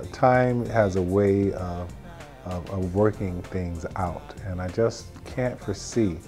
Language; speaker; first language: English; native; English